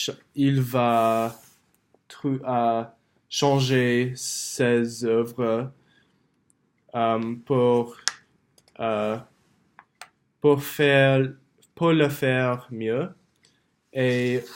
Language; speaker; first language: French; non-native, learner; English